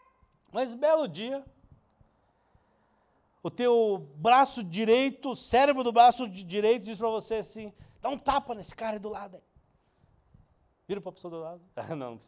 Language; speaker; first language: Portuguese; native; Portuguese